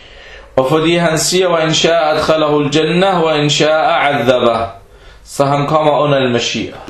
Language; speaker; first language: Danish; non-native, local second language; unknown